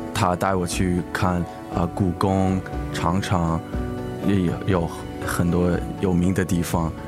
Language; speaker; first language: Chinese; early bilingual, other home language; English